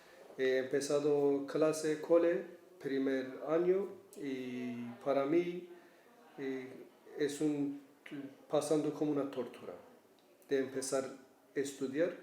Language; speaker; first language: Spanish; non-native, learner; Kurdish